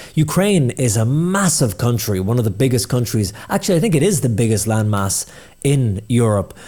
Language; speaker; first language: English; native; English